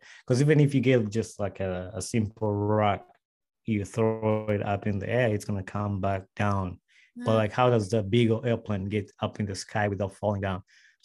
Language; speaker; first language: English; non-native, local second language; Ganda